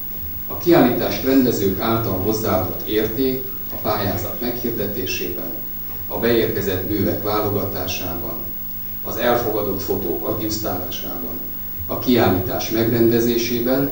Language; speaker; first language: Hungarian; native; Hungarian